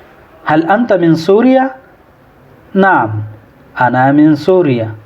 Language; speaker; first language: Arabic; non-native, fluent; Pashto